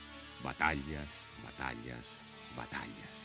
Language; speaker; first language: Spanish; native; Spanish